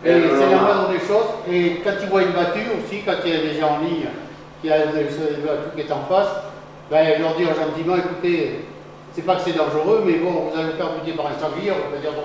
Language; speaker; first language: French; native; French